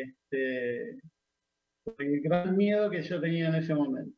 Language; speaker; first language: Spanish; native; Spanish